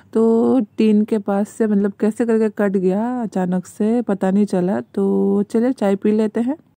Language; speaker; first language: Hindi; native; Hindi